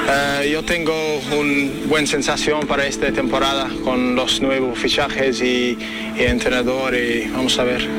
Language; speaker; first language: Spanish; non-native, learner; English